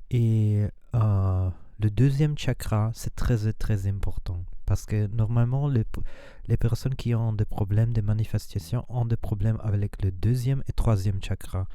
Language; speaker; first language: French; non-native, learner; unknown